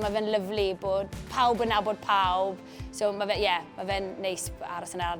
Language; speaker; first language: Welsh; native; Welsh